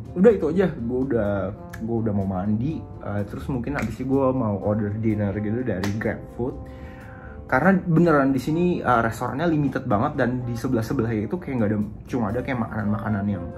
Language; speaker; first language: Indonesian; native; Indonesian